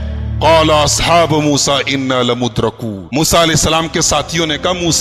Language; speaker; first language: Urdu; native; Urdu